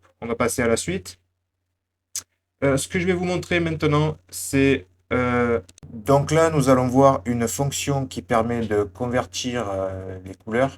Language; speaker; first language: French; native; French